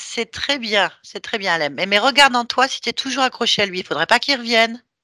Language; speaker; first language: French; native; French